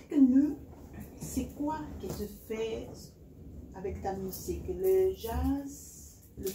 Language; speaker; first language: French; non-native, fluent; Spanish